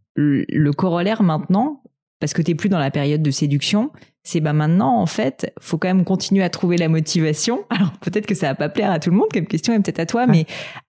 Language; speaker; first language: French; native; French